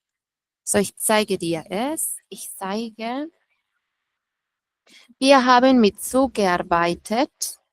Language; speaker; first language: German; non-native, fluent; Spanish